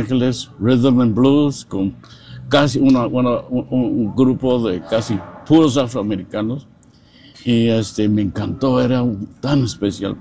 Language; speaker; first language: Spanish; non-native, fluent; English